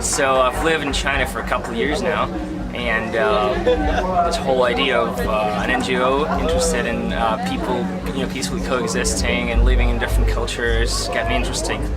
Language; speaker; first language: English; non-native, fluent; Russian